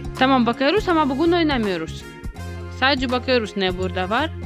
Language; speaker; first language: Turkish; non-native, learner; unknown